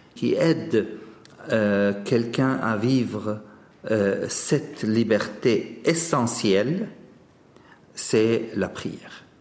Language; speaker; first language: French; non-native, fluent; Arabic